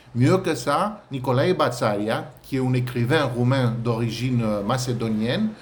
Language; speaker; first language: French; non-native, fluent; Romanian